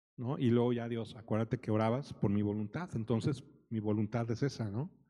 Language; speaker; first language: Spanish; native; Spanish